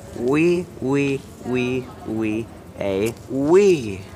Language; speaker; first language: French; non-native, learner; English